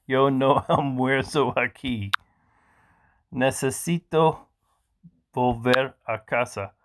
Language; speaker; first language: Spanish; non-native, learner; English